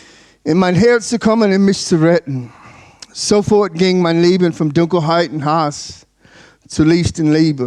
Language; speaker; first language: German; non-native, learner; English